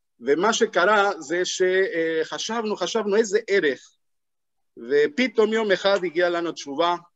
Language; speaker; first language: Hebrew; non-native, fluent; Spanish